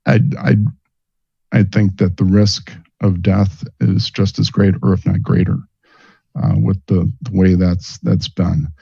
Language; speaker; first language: English; native; English